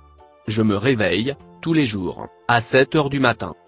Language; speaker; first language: French; non-native, learner; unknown